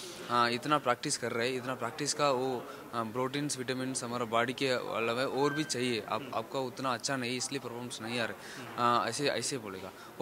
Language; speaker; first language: Hindi; non-native, local second language; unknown